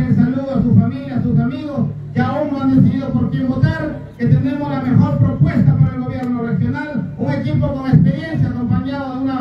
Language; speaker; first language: Spanish; native; Spanish